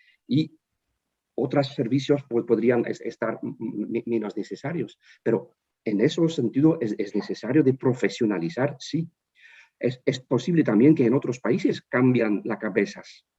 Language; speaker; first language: Spanish; non-native, fluent; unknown